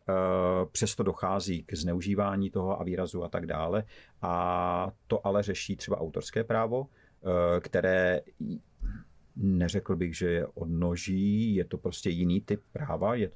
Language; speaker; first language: Czech; native; Czech